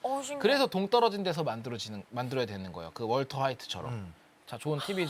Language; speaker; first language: Korean; native; Korean